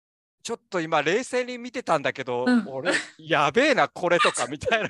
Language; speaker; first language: Japanese; native; Japanese